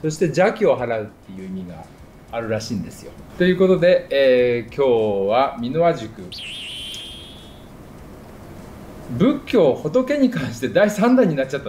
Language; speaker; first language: Japanese; native; Japanese